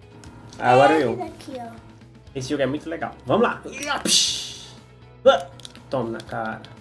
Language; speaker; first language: Portuguese; native; Portuguese